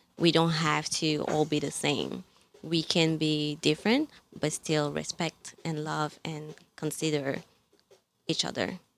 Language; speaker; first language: English; non-native, fluent; French